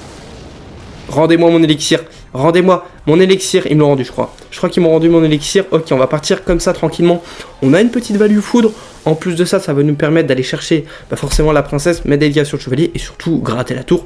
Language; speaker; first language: French; native; French